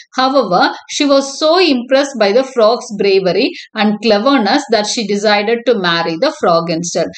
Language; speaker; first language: English; non-native, local second language; Tamil